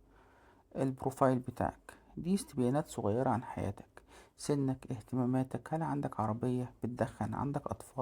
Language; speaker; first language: Arabic; native; Arabic